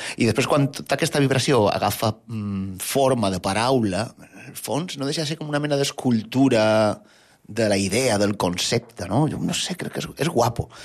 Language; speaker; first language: Catalan; native; Catalan